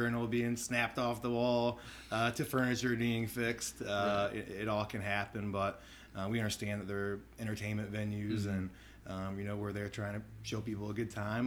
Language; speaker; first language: English; native; English